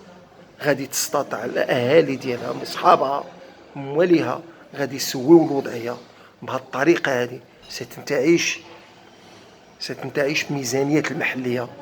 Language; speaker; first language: Arabic; native; Arabic